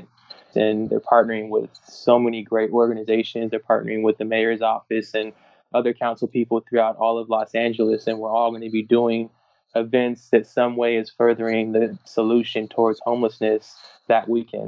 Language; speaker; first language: English; native; English